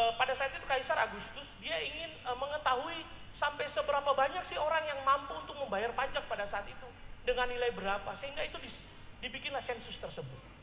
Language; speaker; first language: Indonesian; native; Indonesian